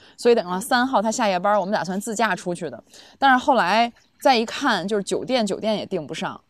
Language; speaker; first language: Chinese; native; Chinese